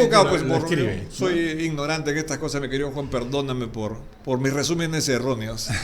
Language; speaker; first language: Spanish; native; Spanish